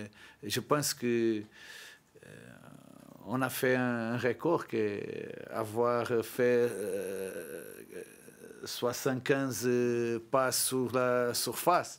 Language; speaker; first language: French; non-native, learner; Portuguese